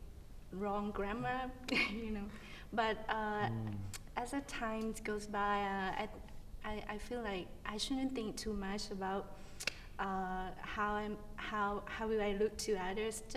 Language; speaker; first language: English; non-native, fluent; Thai